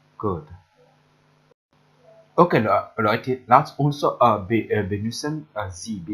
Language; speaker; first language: German; non-native, learner; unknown